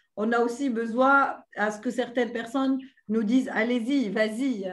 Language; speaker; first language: French; non-native, local second language; Arabic